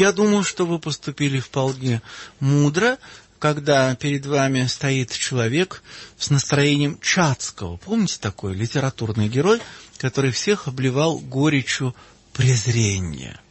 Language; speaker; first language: Russian; native; Russian